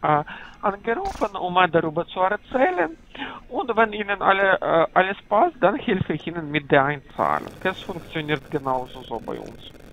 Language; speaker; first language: German; non-native, fluent; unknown